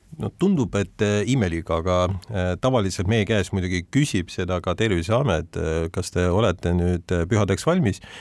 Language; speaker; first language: Estonian; non-native, local second language; Russian